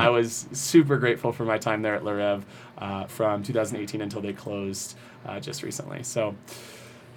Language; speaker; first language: English; native; English